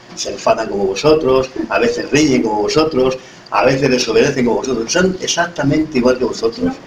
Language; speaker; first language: Spanish; native; Spanish